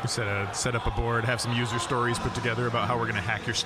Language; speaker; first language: English; native; English